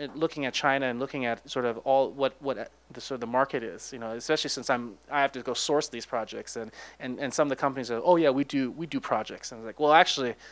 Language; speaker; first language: English; native; English